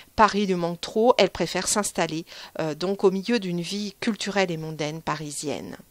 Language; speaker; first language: French; native; French